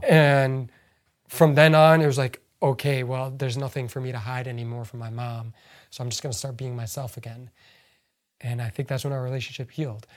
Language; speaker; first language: English; early bilingual, other home language; Arabic